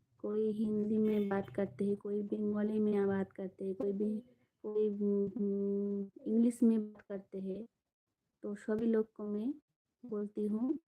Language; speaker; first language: Hindi; non-native, local second language; Bangla